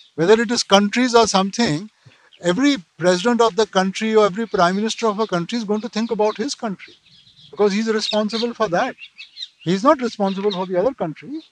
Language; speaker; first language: English; non-native, local second language; Punjabi